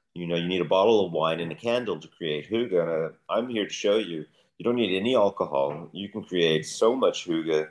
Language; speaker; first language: English; native; English